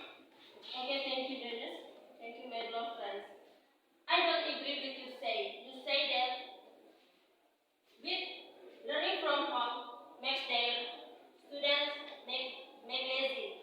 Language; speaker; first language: English; non-native, learner; Indonesian